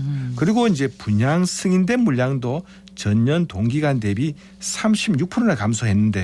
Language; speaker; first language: Korean; native; Korean